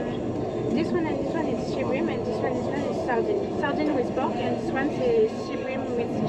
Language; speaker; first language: English; non-native, learner; French